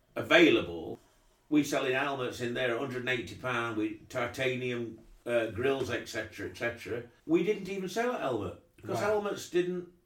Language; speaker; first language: English; native; English